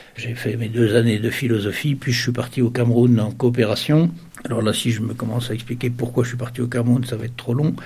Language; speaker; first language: French; native; French